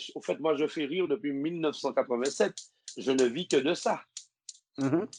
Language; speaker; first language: French; native; French